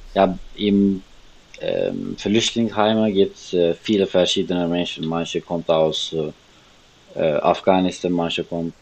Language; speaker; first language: German; non-native, fluent; Turkish